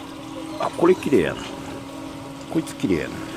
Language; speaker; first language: Japanese; native; Japanese